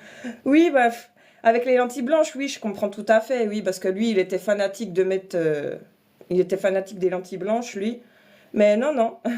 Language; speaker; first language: French; native; French